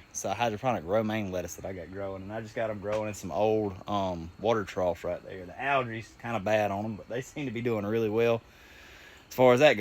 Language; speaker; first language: English; native; English